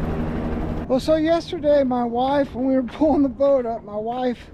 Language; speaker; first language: English; native; English